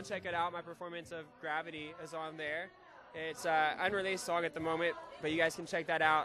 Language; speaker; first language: English; native; English